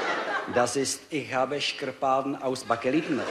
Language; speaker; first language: German; non-native, learner; Czech